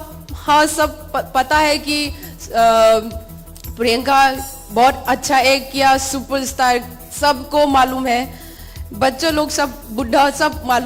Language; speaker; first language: Hindi; non-native, local second language; Manipuri